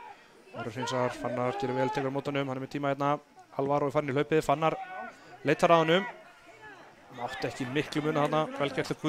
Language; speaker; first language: Icelandic; native; Icelandic